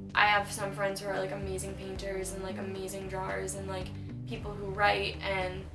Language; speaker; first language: English; native; English